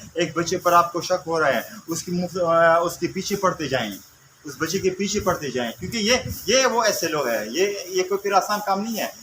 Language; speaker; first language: Urdu; non-native, local second language; Pashto